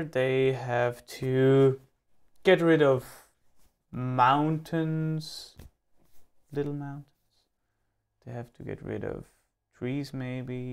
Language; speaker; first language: English; non-native, fluent; German